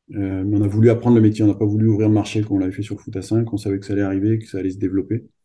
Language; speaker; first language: French; native; French